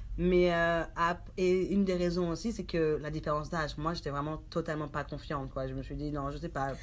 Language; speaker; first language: French; early bilingual, other home language; Haitian Creole